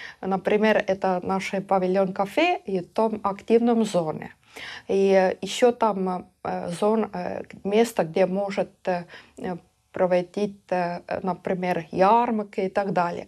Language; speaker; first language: Russian; non-native, local second language; Estonian